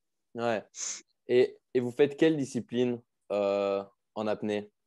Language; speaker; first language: French; native; French